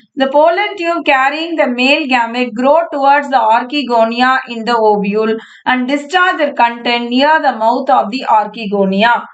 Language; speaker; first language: English; non-native, local second language; Tamil